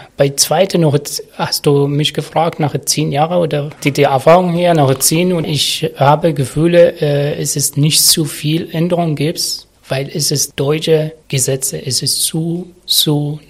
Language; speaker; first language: German; non-native, learner; Arabic